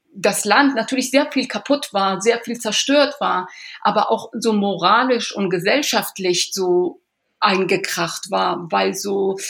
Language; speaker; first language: German; early bilingual, other home language; Persian